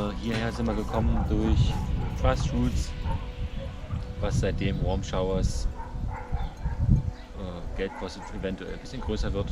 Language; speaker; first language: German; native; German